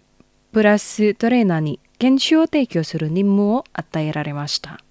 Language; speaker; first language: Japanese; non-native, fluent; Indonesian